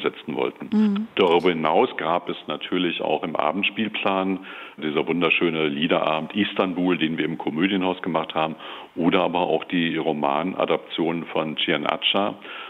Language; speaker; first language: German; native; German